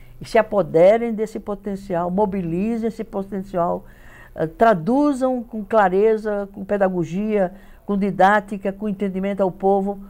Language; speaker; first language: Portuguese; native; Portuguese